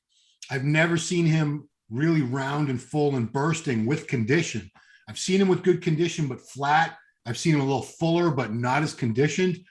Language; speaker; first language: English; native; English